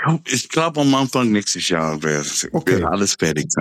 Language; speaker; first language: German; non-native, fluent; English